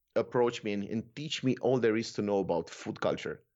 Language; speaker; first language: English; non-native, fluent; Romanian